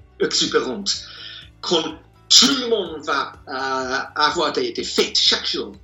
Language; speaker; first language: French; non-native, fluent; English